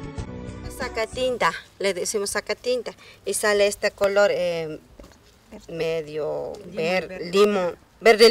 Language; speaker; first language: Spanish; non-native, local second language; Tzotzil